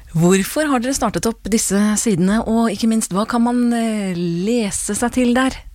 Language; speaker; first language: Norwegian; native; Norwegian